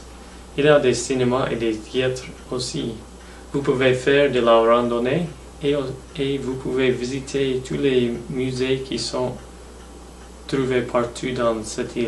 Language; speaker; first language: French; non-native, learner; English